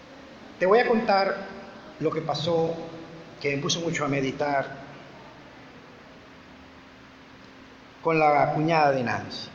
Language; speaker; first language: Spanish; native; Spanish